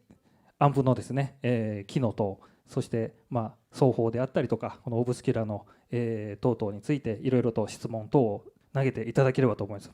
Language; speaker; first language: Japanese; native; Japanese